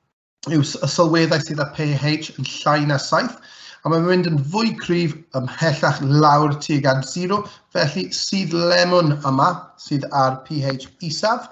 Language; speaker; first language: Welsh; native; Welsh